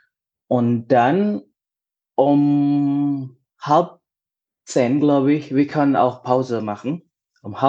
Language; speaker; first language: German; non-native, fluent; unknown